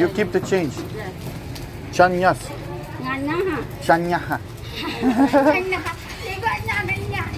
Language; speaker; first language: English; non-native, fluent; Dutch